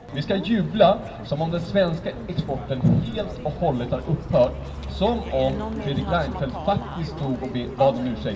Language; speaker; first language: Swedish; native; Swedish